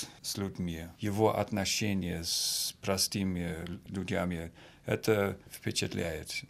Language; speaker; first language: Russian; non-native, fluent; Finnish